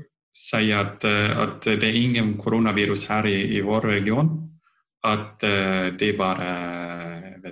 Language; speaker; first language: Norwegian; non-native, fluent; Estonian